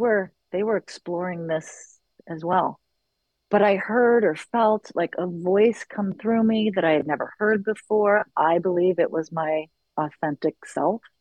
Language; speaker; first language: English; native; English